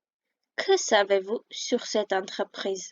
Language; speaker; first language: French; non-native, fluent; Armenian